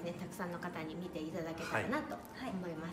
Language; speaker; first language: Japanese; native; Japanese